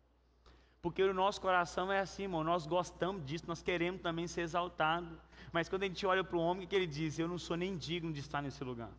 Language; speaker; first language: Portuguese; native; Portuguese